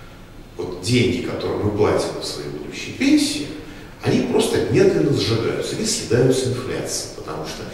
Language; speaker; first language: Russian; native; Russian